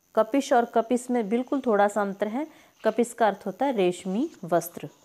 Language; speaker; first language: Hindi; native; Hindi